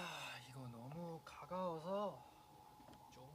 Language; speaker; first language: Korean; non-native, fluent; Chinese